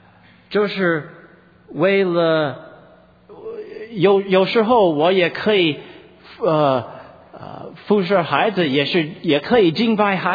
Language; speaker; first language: Chinese; non-native, fluent; English